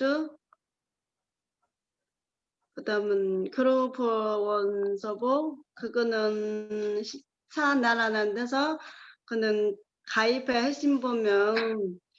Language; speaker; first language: Korean; non-native, learner; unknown